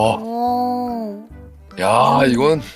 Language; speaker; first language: Korean; native; Korean